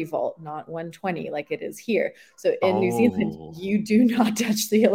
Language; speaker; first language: English; native; English